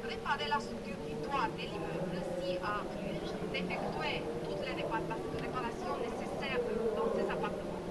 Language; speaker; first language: French; non-native, fluent; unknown